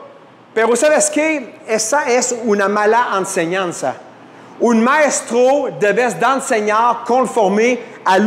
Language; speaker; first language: Spanish; non-native, fluent; French